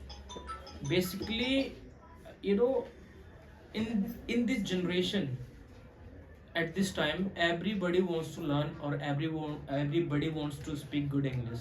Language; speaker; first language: English; non-native, local second language; Hindi